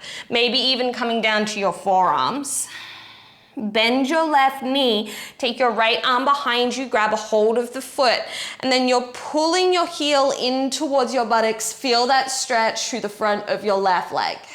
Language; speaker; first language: English; native; English